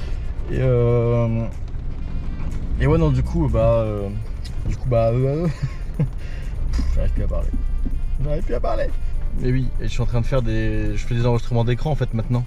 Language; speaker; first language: French; native; French